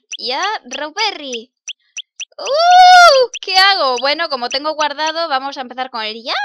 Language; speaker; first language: Spanish; native; Spanish